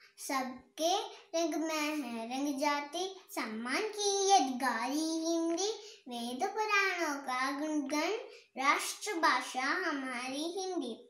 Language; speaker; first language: Hindi; non-native, local second language; Malayalam